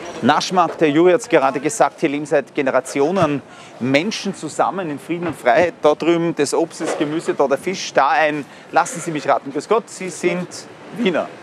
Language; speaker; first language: German; native; German